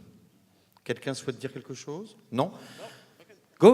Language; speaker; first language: French; native; French